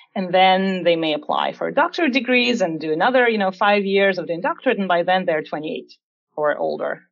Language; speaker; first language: English; non-native, fluent; Russian